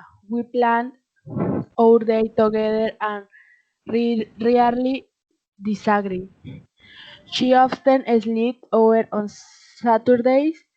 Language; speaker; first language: English; non-native, learner; Spanish